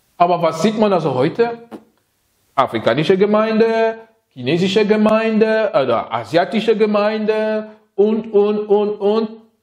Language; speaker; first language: German; non-native, fluent; French